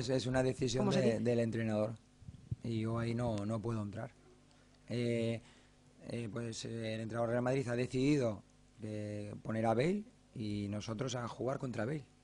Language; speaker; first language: Spanish; native; Spanish